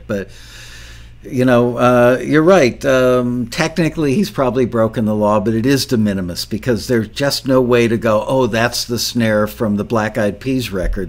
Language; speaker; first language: English; native; English